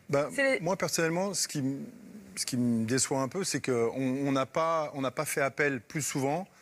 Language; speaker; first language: French; native; French